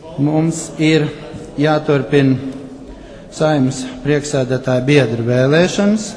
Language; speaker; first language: Latvian; native; Latvian